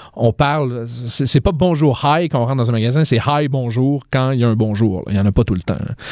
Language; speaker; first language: French; native; French